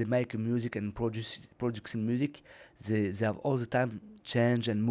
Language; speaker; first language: English; non-native, learner; French